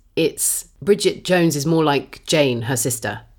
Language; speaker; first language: English; native; English